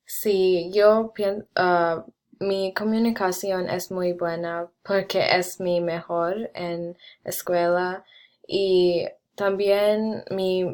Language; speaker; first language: Spanish; non-native, learner; English